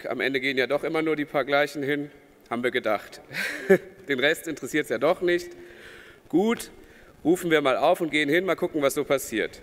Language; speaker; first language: German; native; German